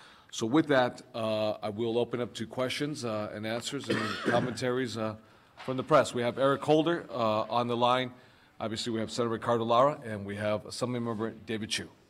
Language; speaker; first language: English; early bilingual, other home language; Spanish